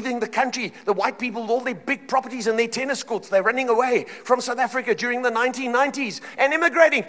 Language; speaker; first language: English; native; English